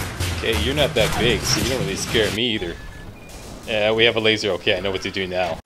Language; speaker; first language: English; native; English